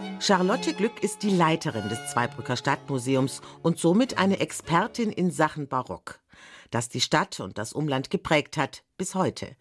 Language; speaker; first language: German; native; German